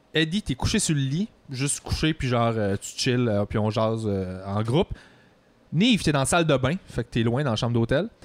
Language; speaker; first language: French; native; French